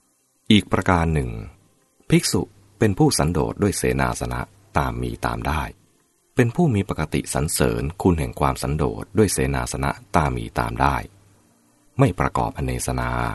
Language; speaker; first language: Thai; native; Thai